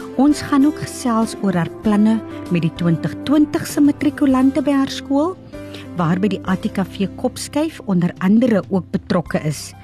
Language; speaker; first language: Afrikaans; native; Afrikaans